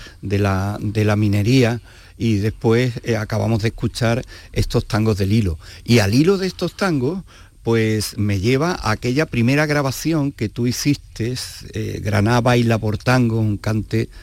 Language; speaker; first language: Spanish; native; Spanish